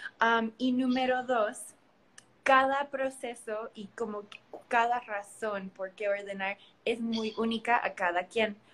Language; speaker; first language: Spanish; early bilingual, heritage; Spanish